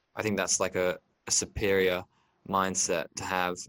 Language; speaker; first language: English; native; English